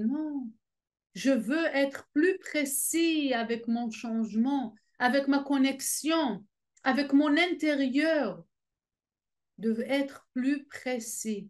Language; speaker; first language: French; non-native, fluent; Hebrew